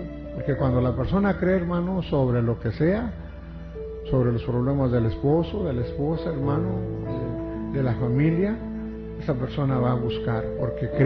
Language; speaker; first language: Spanish; native; Spanish